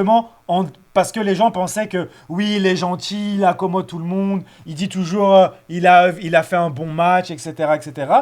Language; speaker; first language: French; native; French